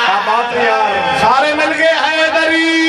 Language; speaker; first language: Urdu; non-native, local second language; Punjabi